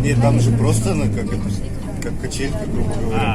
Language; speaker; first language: Russian; native; Russian